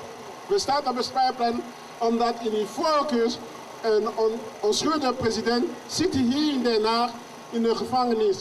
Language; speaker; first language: Dutch; non-native, learner; French